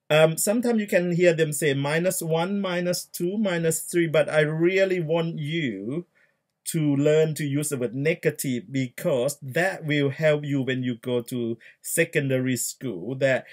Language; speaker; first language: English; non-native, fluent; Thai